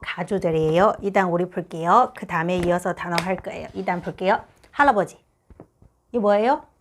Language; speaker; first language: Korean; non-native, fluent; Chinese